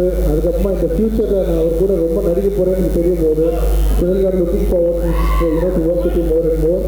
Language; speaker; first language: Tamil; non-native, local second language; Telugu